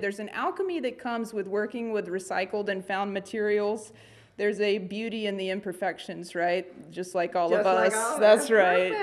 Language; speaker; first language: English; native; English